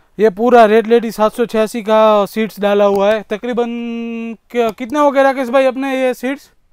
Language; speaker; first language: Hindi; non-native, local second language; Gujarati